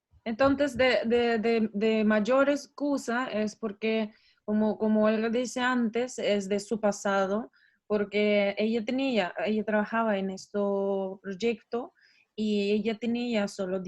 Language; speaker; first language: Spanish; non-native, learner; Russian